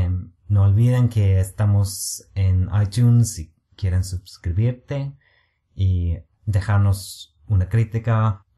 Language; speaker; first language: Spanish; non-native, fluent; English